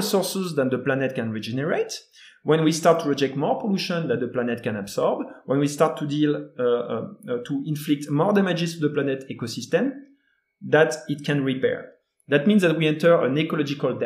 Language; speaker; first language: English; non-native, fluent; French